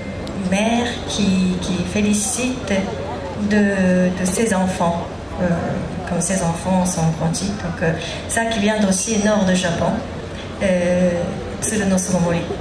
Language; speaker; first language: French; non-native, learner; Japanese